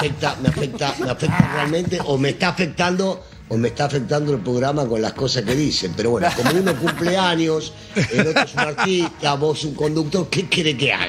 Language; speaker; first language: Spanish; native; Spanish